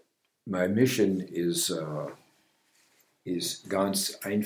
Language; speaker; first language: German; non-native, learner; English